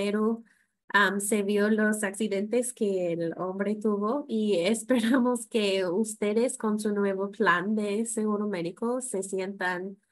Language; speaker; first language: Spanish; non-native, fluent; English